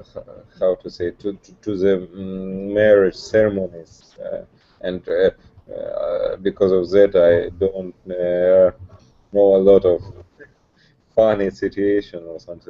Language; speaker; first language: English; non-native, learner; Russian